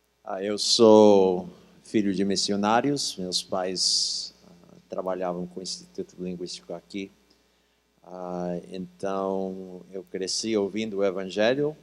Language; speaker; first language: Portuguese; early bilingual, other home language; English